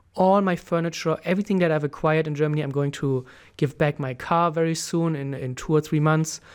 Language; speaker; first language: English; non-native, fluent; German